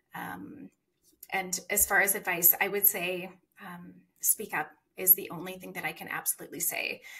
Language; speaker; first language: English; native; English